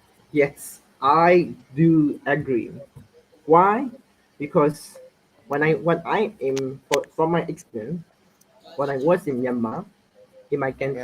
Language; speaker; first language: English; non-native, fluent; Burmese